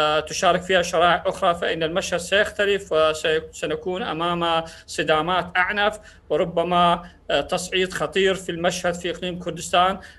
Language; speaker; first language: Arabic; non-native, local second language; Central Kurdish